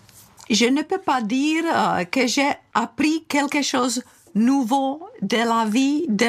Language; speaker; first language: French; non-native, fluent; Czech